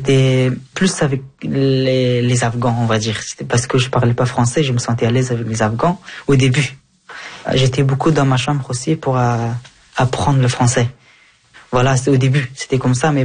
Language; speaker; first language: French; non-native, fluent; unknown